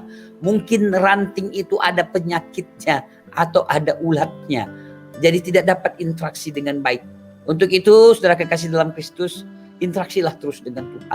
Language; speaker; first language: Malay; non-native, local second language; Achinese